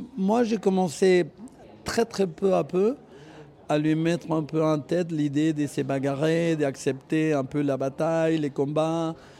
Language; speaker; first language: French; non-native, fluent; Spanish